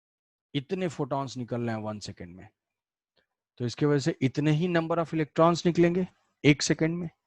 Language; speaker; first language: Hindi; native; Hindi